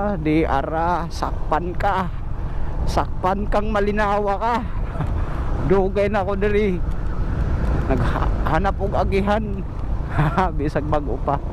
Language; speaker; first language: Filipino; non-native, local second language; Cebuano